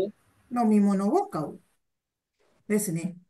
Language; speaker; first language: Japanese; non-native, fluent; Tamil